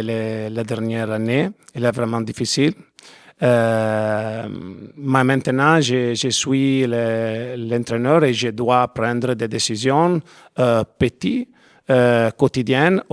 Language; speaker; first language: French; non-native, learner; Italian